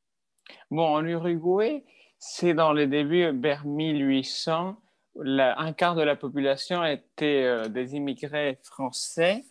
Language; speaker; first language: French; non-native, fluent; Spanish